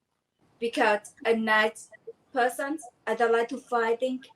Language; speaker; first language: English; non-native, learner; Thai